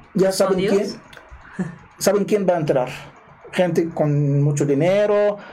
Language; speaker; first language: Spanish; non-native, fluent; Arabic